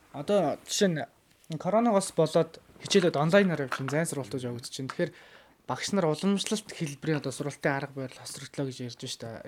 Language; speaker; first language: Mongolian; native; Mongolian